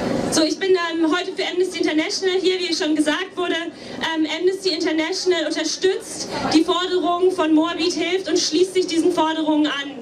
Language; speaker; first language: German; native; German